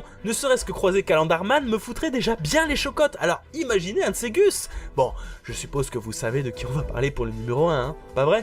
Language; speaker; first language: French; native; French